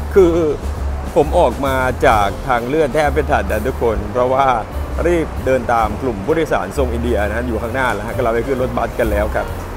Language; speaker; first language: Thai; native; Thai